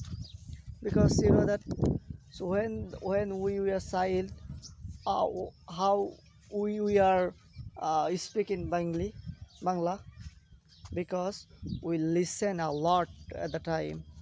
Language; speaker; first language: English; non-native, learner; Bangla